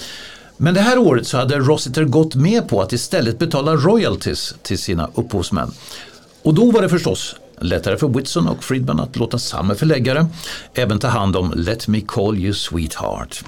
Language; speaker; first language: Swedish; native; Swedish